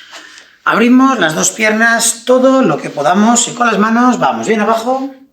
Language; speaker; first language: Spanish; native; Spanish